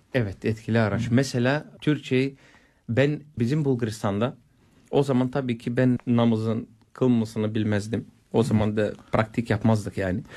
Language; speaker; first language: Turkish; non-native, fluent; Bulgarian